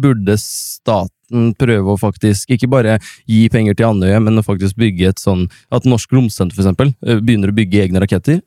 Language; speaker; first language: Norwegian; native; Norwegian